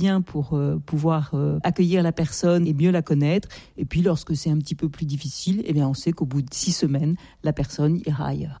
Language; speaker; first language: French; native; French